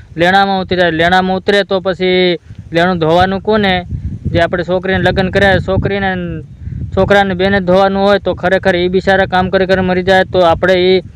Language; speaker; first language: Gujarati; non-native, local second language; Bhili